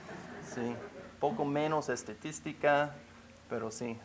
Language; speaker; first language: Spanish; non-native, fluent; English